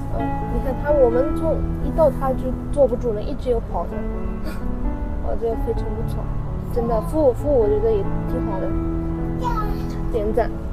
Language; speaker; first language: Chinese; non-native, fluent; Arabic